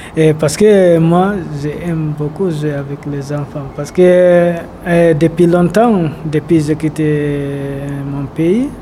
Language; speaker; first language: French; non-native, local second language; Fula